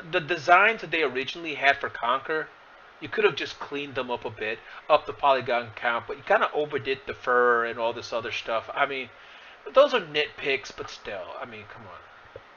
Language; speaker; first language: English; native; English